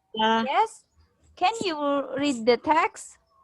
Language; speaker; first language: English; non-native, learner; Indonesian